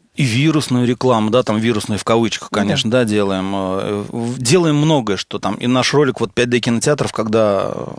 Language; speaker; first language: Russian; native; Russian